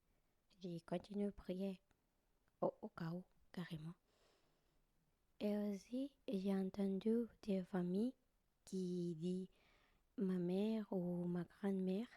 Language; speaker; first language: French; non-native, learner; Spanish